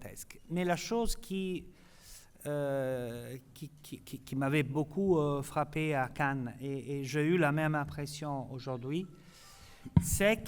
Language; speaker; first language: French; non-native, fluent; Italian